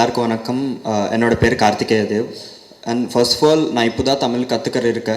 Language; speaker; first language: Tamil; non-native, learner; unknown